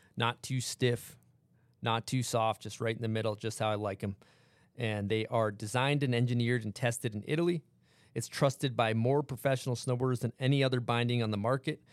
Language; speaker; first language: English; native; English